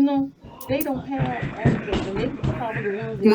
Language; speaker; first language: English; native; English